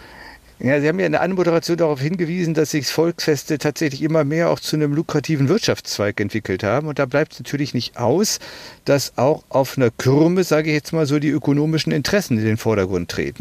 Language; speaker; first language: German; native; German